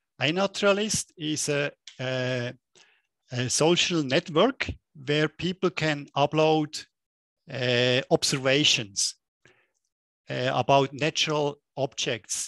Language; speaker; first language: English; non-native, fluent; German